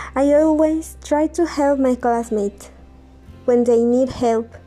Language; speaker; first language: English; non-native, learner; Spanish